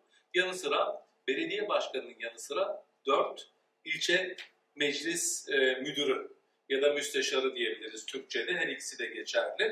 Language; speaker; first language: Turkish; early bilingual, heritage; Turkish